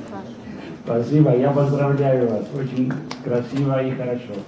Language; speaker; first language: Russian; non-native, learner; Greek